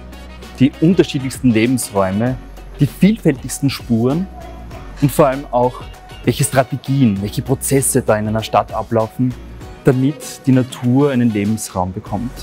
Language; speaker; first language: German; native; German